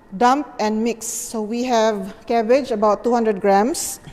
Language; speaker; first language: English; non-native, local second language; Malay